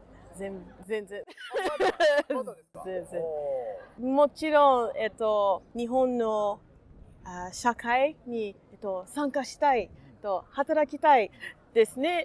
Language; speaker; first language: Japanese; non-native, learner; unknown